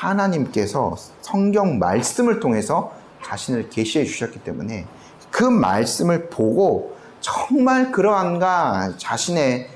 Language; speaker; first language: Korean; native; Korean